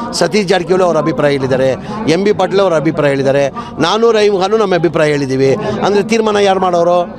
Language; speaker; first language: Kannada; non-native, local second language; Urdu